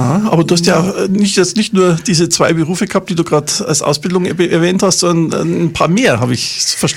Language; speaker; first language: German; native; German